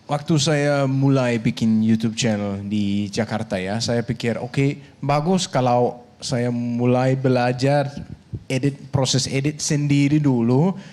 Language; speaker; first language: Indonesian; non-native, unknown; Danish